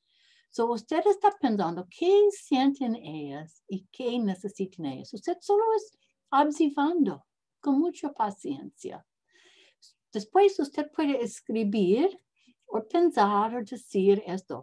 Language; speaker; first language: Spanish; non-native, learner; English